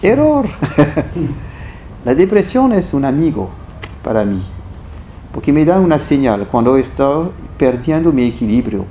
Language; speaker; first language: Spanish; non-native, fluent; French